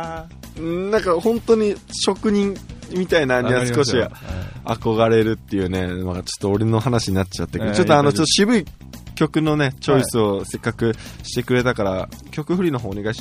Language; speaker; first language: Japanese; native; Japanese